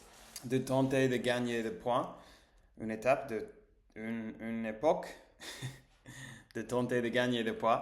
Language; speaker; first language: French; non-native, learner; English